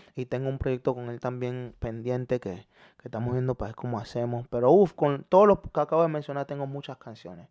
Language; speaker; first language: Spanish; early bilingual, heritage; Spanish